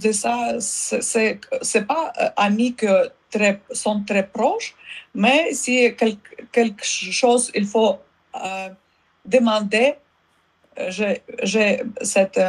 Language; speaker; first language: French; non-native, learner; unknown